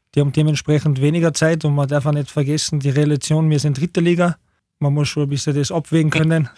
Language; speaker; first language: German; native; German